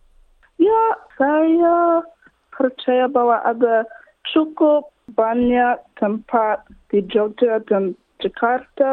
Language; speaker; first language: Indonesian; non-native, learner; English